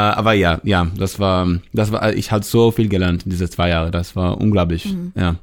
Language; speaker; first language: German; non-native, learner; Hebrew